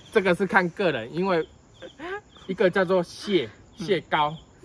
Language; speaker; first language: Chinese; native; Chinese